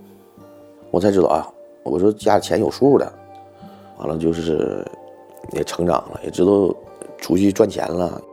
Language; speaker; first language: Chinese; native; Chinese